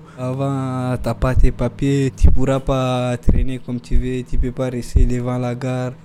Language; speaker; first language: French; non-native, fluent; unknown